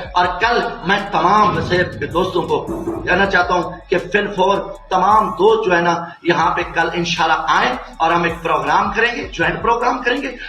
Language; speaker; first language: Urdu; non-native, local second language; Saraiki